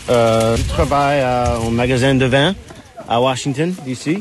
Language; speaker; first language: French; non-native, learner; English